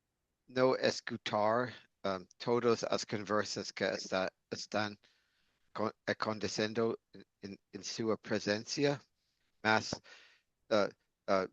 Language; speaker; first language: Portuguese; non-native, learner; English